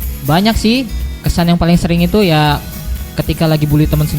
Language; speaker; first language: Indonesian; native; Indonesian